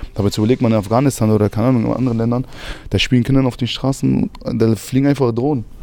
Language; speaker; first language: German; early bilingual, other home language; Arabic